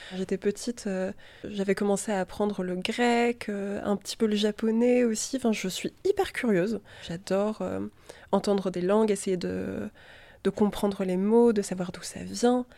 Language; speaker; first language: French; native; French